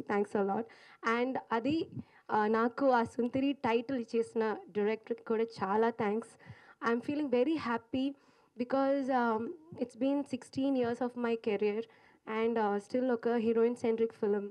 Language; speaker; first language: Telugu; non-native, learner; Malayalam